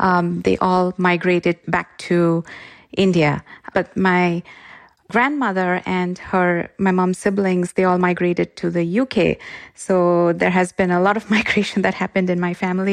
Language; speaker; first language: English; non-native, local second language; Gujarati